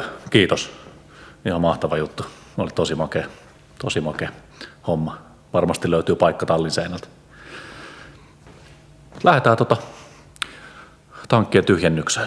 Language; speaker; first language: Finnish; native; Finnish